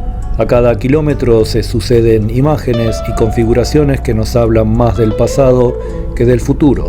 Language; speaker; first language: Spanish; native; Spanish